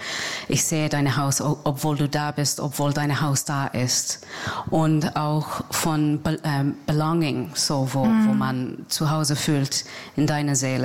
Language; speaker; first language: German; non-native, fluent; English